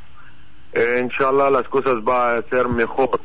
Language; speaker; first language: Spanish; non-native, learner; Arabic